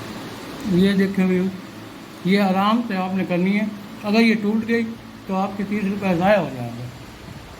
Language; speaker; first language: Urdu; non-native, local second language; Punjabi